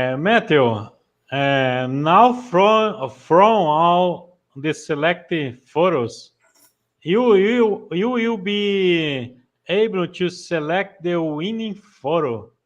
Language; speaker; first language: English; non-native, fluent; Portuguese